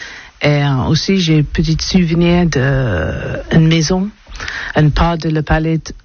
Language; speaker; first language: French; non-native, learner; English